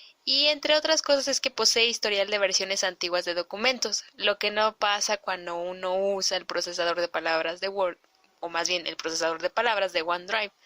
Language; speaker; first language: Spanish; native; Spanish